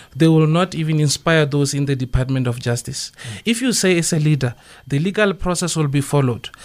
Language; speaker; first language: English; non-native, local second language; Northern Sotho